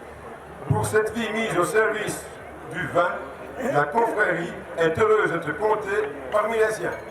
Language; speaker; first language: French; native; French